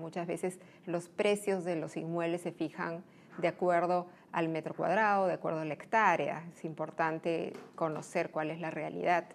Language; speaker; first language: Spanish; native; Spanish